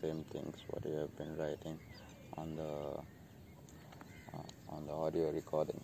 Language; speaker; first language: English; non-native, local second language; Konkani